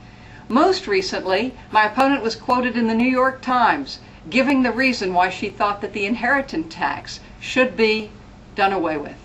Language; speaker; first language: English; native; English